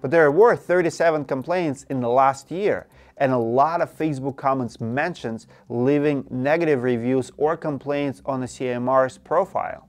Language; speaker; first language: English; non-native, fluent; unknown